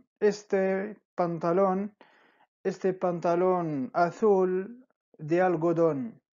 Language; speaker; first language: Spanish; non-native, fluent; Arabic